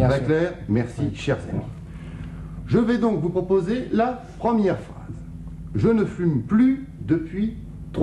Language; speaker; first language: French; native; French